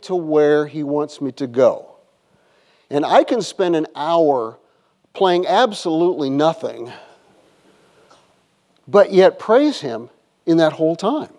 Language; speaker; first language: English; native; English